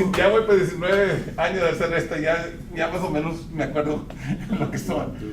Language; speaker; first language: Spanish; non-native, fluent; English